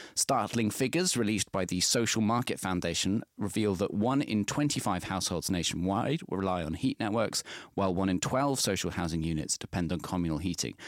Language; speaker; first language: English; native; English